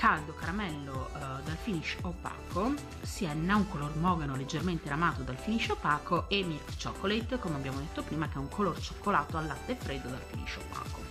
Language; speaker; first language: Italian; native; Italian